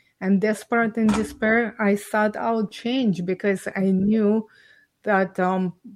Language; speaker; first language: English; non-native, fluent; Ukrainian